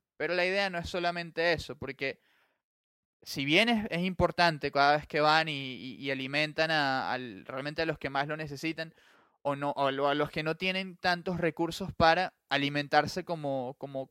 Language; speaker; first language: Spanish; native; Spanish